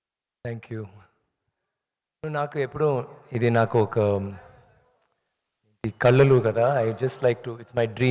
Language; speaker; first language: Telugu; non-native, learner; Tamil